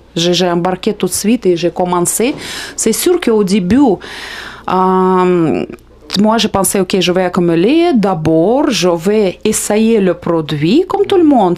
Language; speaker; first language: French; non-native, fluent; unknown